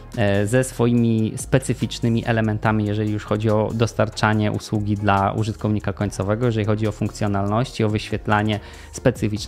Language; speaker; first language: Polish; native; Polish